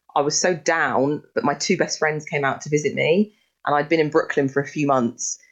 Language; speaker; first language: English; native; English